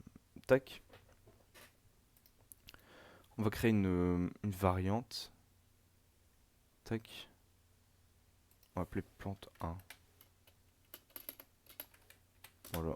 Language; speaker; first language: French; native; French